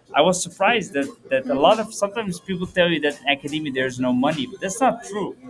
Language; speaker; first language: English; early bilingual, heritage; Dutch